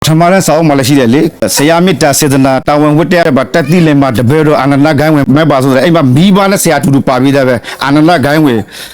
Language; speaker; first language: Burmese; non-native, local second language; Rohingya